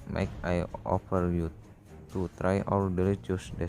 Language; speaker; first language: English; non-native, learner; Indonesian